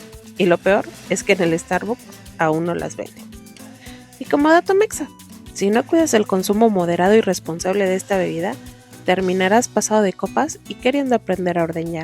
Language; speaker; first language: Spanish; native; Spanish